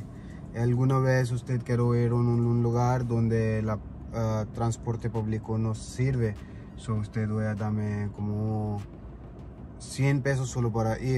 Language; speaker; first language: Spanish; non-native, learner; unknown